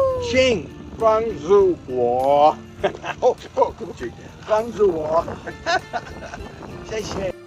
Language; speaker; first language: Chinese; non-native, learner; English